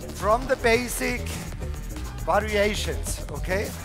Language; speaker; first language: English; non-native, learner; German